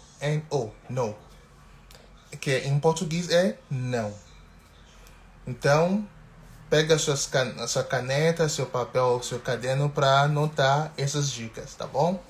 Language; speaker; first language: Portuguese; non-native, fluent; English